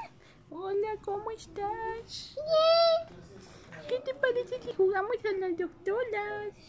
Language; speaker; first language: Spanish; native; Spanish